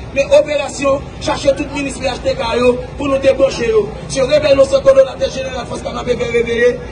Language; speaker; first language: Haitian Creole; native; Haitian Creole